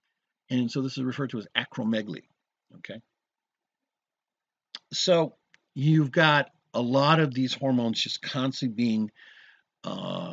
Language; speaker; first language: English; native; English